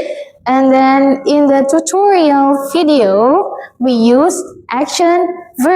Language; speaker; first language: English; non-native, fluent; Indonesian